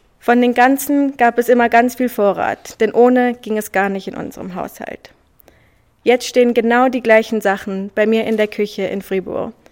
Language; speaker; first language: German; early bilingual, other home language; Swiss German